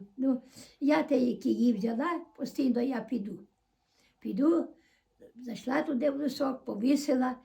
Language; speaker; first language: Ukrainian; native; Ukrainian